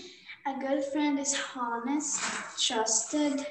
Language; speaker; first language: English; non-native, learner; Croatian